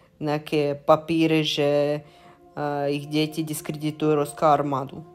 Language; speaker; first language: Czech; non-native, learner; Russian